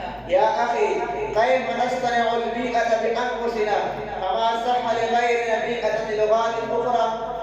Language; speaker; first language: Arabic; non-native, fluent; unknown